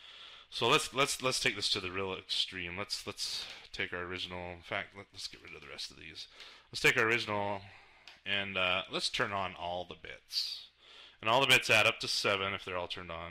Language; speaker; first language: English; native; English